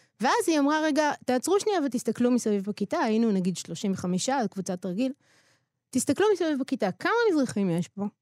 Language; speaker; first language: Hebrew; native; Hebrew